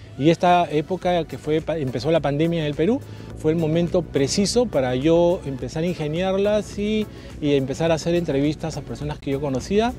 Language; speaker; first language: Spanish; native; Spanish